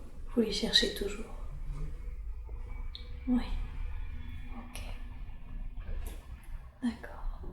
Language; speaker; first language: French; native; French